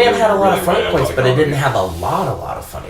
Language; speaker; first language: English; native; English